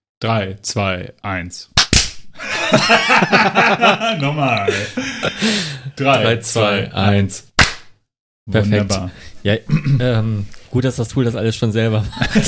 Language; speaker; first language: German; native; German